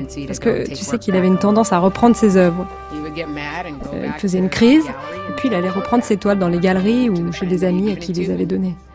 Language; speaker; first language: French; native; French